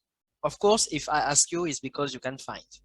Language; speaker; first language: English; non-native, learner; French